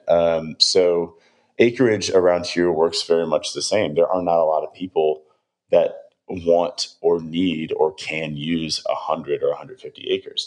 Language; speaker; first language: English; native; English